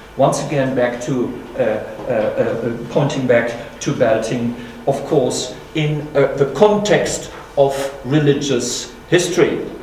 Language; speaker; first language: English; non-native, fluent; German